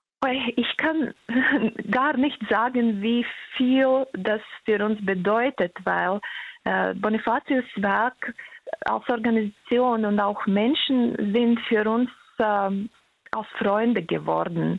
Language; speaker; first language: German; non-native, fluent; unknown